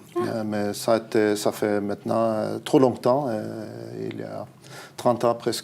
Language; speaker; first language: French; non-native, fluent; Estonian